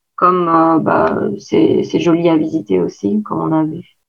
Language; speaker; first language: French; non-native, fluent; Albanian